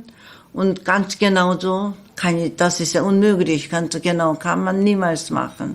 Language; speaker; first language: German; non-native, learner; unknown